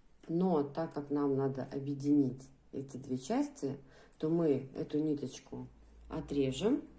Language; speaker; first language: Russian; native; Russian